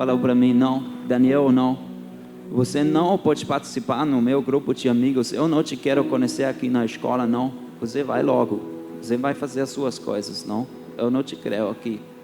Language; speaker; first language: Portuguese; early bilingual, heritage; Portuguese